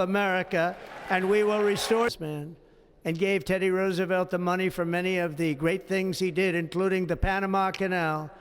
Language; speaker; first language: English; native; English